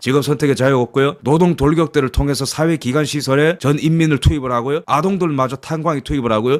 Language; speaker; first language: Korean; native; Korean